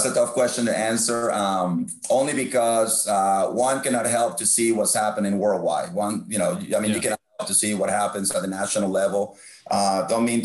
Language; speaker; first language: English; non-native, fluent; Spanish